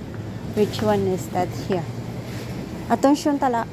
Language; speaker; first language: English; non-native, local second language; Filipino